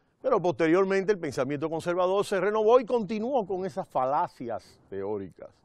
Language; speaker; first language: Spanish; native; Spanish